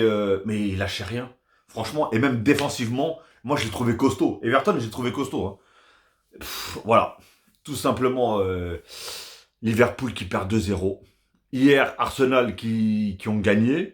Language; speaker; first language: French; native; French